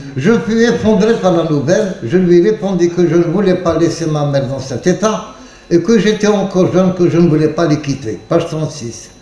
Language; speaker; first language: French; non-native, local second language; Arabic